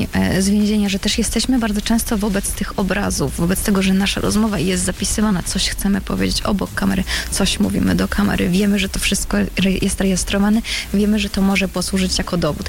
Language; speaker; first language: Polish; native; Polish